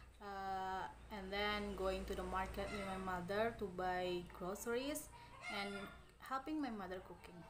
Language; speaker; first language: English; non-native, learner; Indonesian